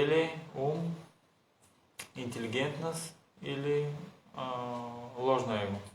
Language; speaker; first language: Russian; non-native, learner; Bulgarian